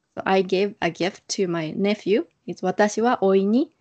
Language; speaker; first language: English; non-native, fluent; Japanese